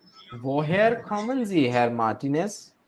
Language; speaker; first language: German; non-native, fluent; Urdu